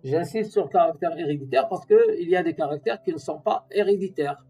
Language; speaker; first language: French; non-native, local second language; Arabic